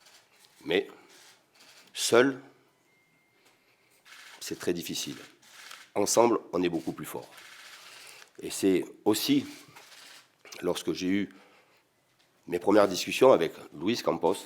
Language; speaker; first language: French; native; French